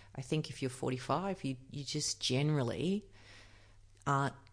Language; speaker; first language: English; native; English